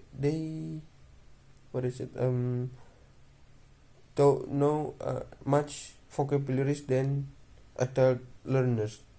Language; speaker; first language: English; non-native, learner; Indonesian